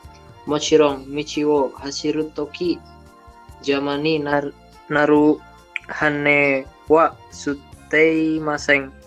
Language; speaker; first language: Japanese; non-native, learner; Indonesian